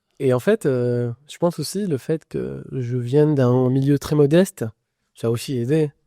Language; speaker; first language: French; non-native, local second language; Arabic